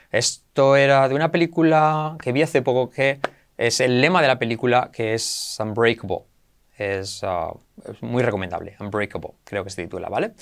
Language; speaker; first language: Spanish; native; Spanish